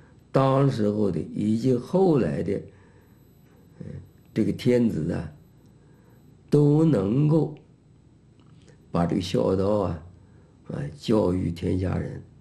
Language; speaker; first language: Chinese; native; Chinese